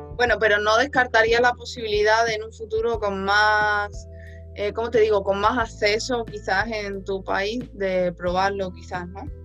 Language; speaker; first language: Spanish; native; Spanish